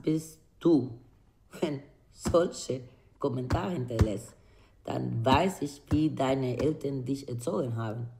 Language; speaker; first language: German; non-native, learner; Spanish